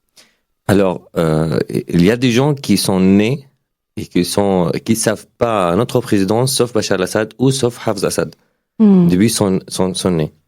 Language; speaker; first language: French; non-native, learner; Arabic